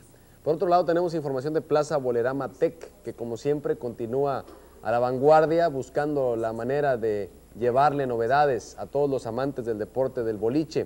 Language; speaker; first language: Spanish; native; Spanish